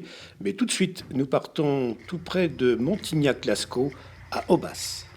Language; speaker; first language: French; native; French